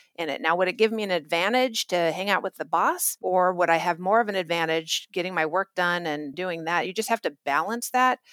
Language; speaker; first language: English; native; English